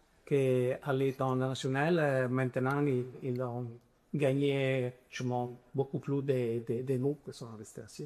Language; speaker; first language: French; non-native, fluent; Italian